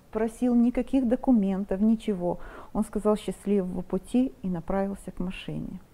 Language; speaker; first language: Russian; non-native, local second language; Romanian